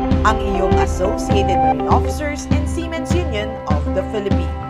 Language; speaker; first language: English; non-native, local second language; Filipino